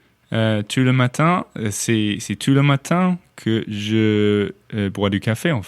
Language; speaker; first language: French; non-native, learner; English